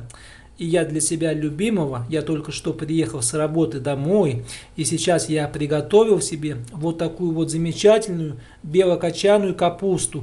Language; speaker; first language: Russian; native; Russian